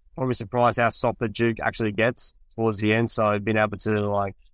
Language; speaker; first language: English; native; English